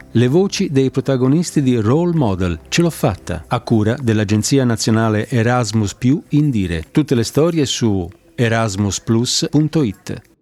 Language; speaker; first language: Italian; native; Italian